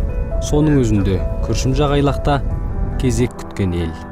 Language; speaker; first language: Kazakh; native; Kazakh